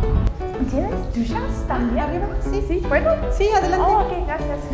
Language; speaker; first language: Spanish; non-native, learner; English